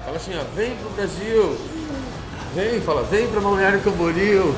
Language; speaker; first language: Portuguese; native; Portuguese